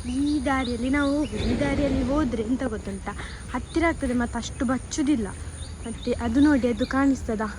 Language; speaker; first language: Kannada; non-native, local second language; Tulu